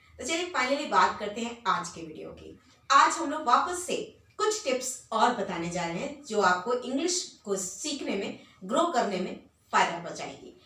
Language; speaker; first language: Hindi; native; Hindi